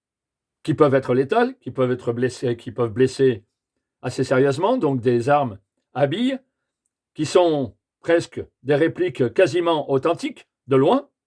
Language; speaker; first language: French; native; French